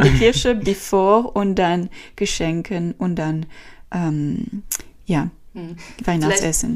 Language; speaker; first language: German; non-native, learner; French